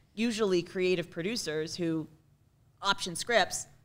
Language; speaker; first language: English; native; English